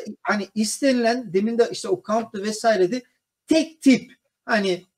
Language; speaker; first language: Turkish; native; Turkish